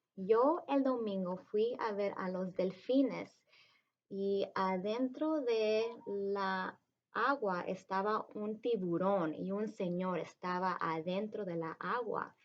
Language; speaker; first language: Spanish; early bilingual, heritage; Spanish